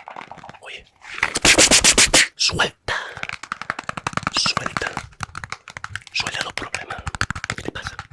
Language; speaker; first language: Spanish; non-native, fluent; English